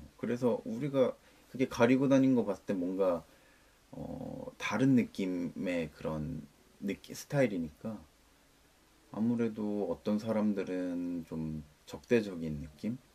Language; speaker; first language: Korean; native; Korean